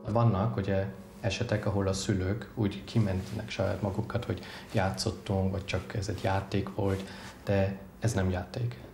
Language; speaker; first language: Hungarian; non-native, fluent; Persian